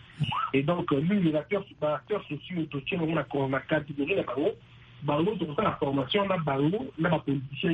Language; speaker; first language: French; non-native, local second language; Lingala